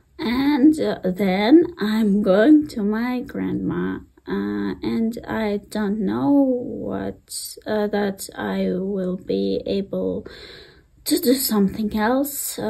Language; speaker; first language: English; non-native, learner; Russian